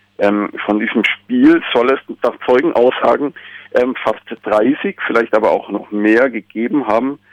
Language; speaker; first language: German; native; German